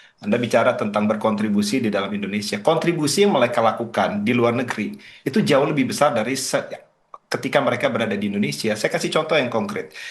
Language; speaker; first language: Indonesian; native; Indonesian